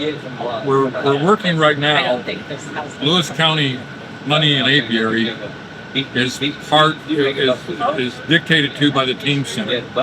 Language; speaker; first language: English; native; English